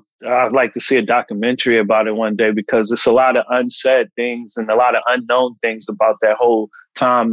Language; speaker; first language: English; native; English